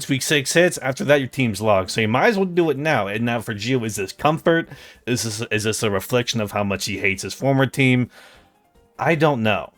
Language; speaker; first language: English; native; English